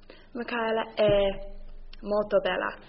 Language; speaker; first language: Italian; non-native, learner; English